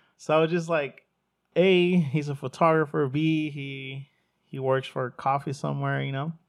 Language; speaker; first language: English; early bilingual, other home language; Spanish